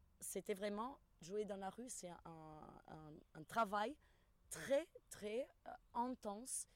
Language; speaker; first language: French; non-native, fluent; Portuguese